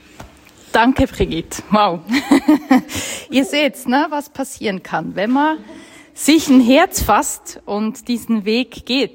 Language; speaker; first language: German; native; German